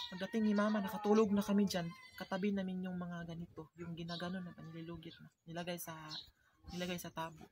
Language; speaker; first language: Filipino; non-native, local second language; Cebuano